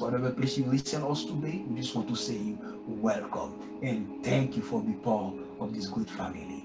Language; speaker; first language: English; non-native, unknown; Haitian Creole